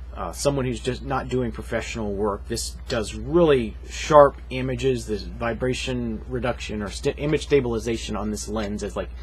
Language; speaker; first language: English; native; English